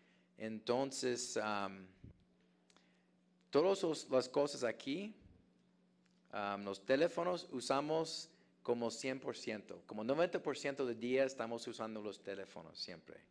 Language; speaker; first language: Spanish; non-native, fluent; English